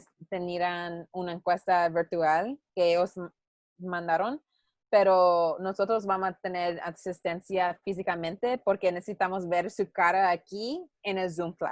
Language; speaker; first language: Spanish; non-native, learner; English